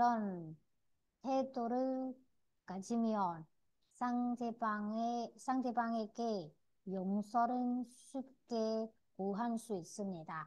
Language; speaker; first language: Korean; non-native, learner; Vietnamese